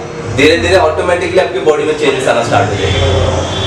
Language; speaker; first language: Hindi; native; Hindi